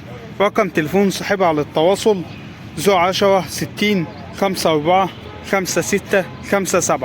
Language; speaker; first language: Arabic; native; Arabic